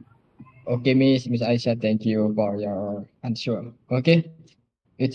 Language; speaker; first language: English; non-native, learner; Indonesian